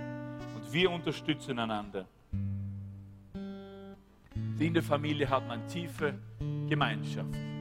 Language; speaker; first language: German; non-native, fluent; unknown